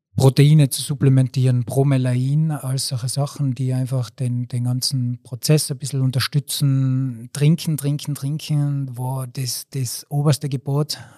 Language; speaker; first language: German; native; German